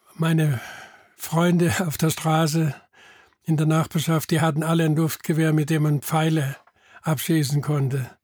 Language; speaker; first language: German; native; German